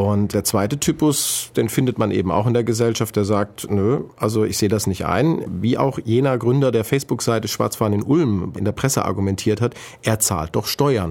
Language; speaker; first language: German; native; German